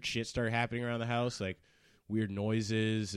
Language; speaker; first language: English; native; English